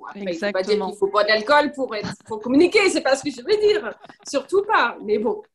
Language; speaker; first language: French; non-native, fluent; Danish